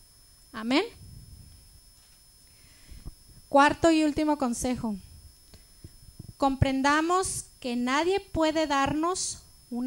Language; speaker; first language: Spanish; native; Spanish